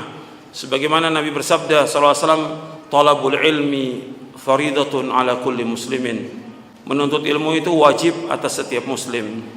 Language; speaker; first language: Indonesian; native; Indonesian